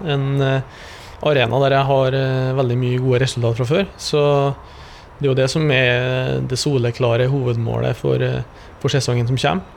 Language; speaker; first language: Norwegian; native; Norwegian